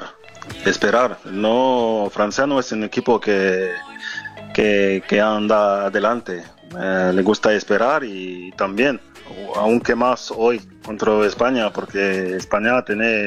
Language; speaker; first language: Spanish; non-native, fluent; French